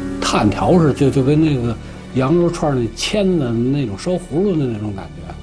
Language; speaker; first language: Chinese; native; Chinese